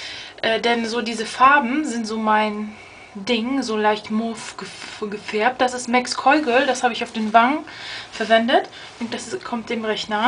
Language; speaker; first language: German; native; German